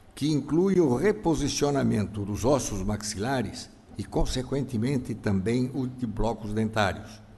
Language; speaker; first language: Portuguese; early bilingual, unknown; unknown